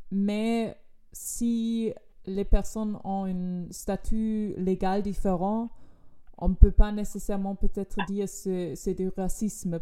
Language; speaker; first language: French; non-native, fluent; German